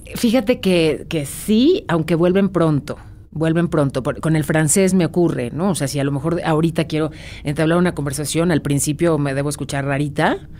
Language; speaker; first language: Spanish; native; Spanish